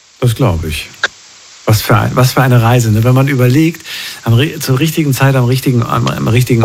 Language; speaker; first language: German; native; German